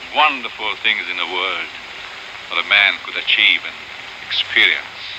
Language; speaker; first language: English; non-native, fluent; Hungarian